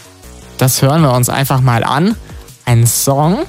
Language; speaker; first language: German; native; German